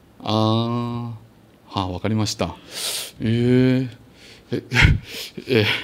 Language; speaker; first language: Japanese; non-native, learner; Chinese